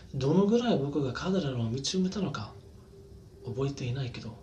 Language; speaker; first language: Japanese; non-native, learner; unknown